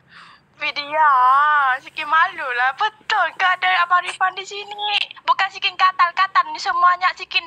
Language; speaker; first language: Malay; non-native, learner; Vietnamese